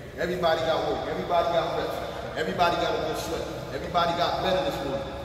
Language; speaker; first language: English; native; English